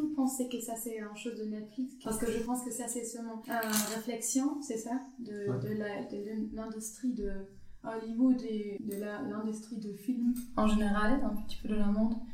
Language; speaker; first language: French; non-native, learner; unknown